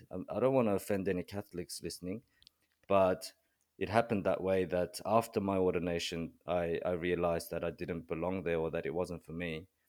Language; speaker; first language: English; early bilingual, other home language; Korean